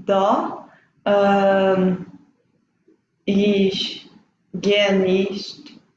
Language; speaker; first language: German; non-native, learner; Portuguese